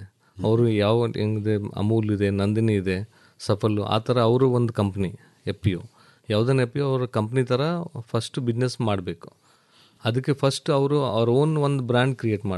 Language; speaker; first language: Kannada; non-native, learner; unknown